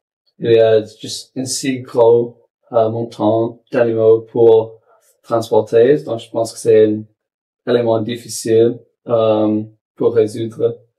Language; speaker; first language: French; non-native, local second language; English